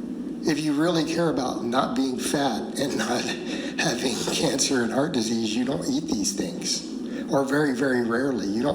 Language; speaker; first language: English; native; English